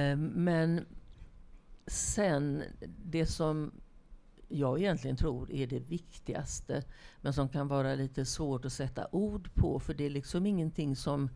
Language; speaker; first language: Swedish; native; Swedish